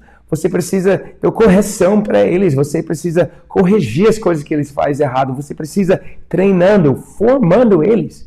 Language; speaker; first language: Portuguese; non-native, fluent; English